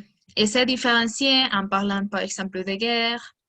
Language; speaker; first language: French; non-native, learner; Spanish